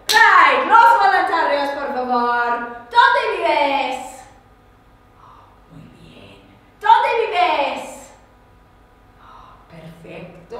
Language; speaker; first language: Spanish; non-native, learner; English